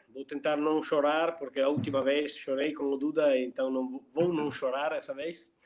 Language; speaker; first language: Portuguese; non-native, fluent; Italian